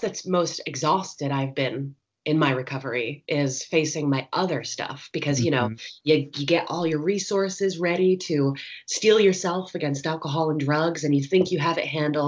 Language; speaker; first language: English; native; English